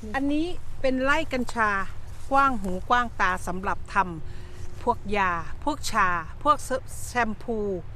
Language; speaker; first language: Thai; native; Thai